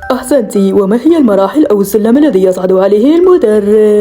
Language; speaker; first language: Arabic; native; Arabic